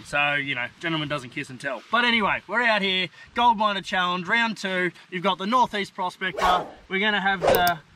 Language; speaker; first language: English; native; English